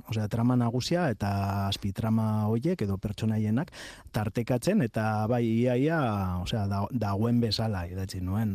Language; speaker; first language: Basque; non-native, local second language; Spanish